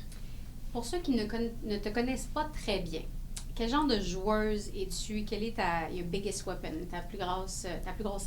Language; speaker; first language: French; native; French